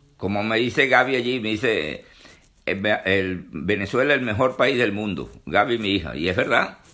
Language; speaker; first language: Spanish; native; Spanish